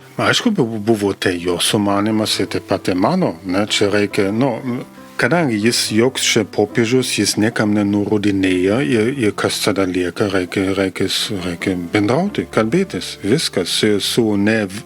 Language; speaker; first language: Lithuanian; non-native, fluent; German